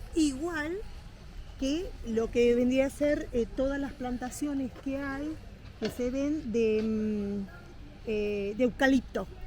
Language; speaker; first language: Spanish; native; Spanish